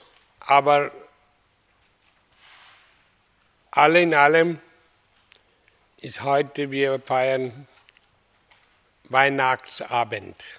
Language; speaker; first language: German; non-native, learner; Hindi